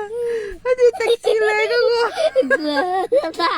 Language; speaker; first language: Chinese; non-native, fluent; Indonesian